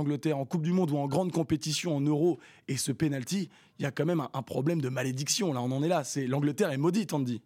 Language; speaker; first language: French; native; French